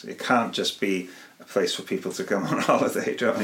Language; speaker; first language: English; non-native, local second language; Welsh